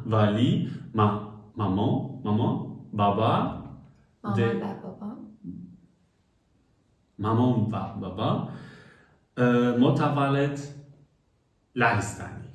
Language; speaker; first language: Persian; non-native, learner; German